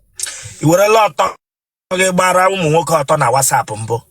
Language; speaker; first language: Igbo; native; Igbo